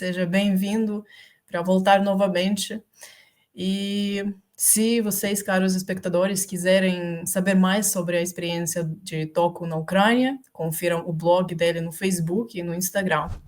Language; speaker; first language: Portuguese; non-native, fluent; Ukrainian